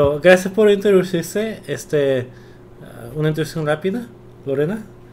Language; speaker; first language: Spanish; non-native, fluent; Korean